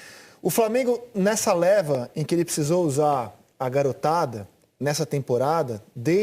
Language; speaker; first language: Portuguese; native; Portuguese